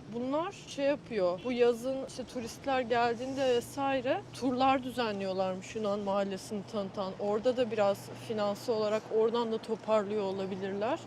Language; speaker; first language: Turkish; native; Turkish